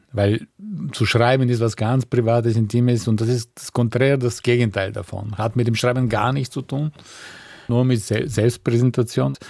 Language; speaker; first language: German; non-native, fluent; Bulgarian